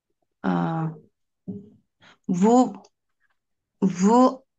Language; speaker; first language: French; non-native, learner; Bangla